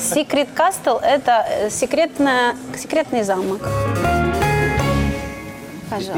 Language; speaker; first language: Russian; native; Russian